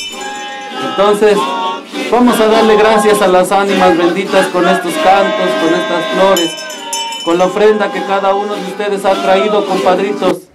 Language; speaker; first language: Spanish; native; Spanish